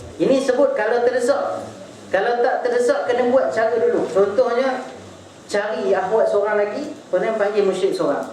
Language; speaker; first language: Malay; native; Malay